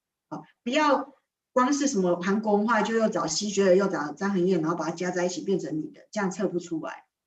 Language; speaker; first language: Chinese; native; Chinese